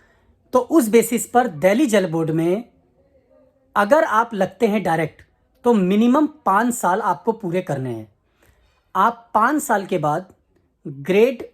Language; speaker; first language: Hindi; native; Hindi